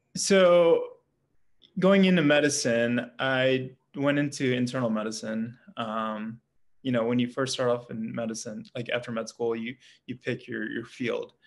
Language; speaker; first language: English; native; English